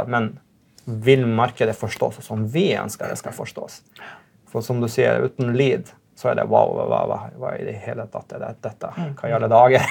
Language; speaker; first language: Norwegian; non-native, fluent; Macedonian